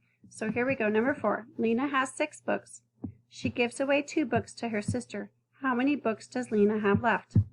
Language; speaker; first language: English; native; English